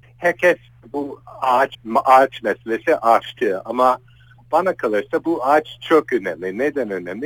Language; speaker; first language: Turkish; non-native, fluent; English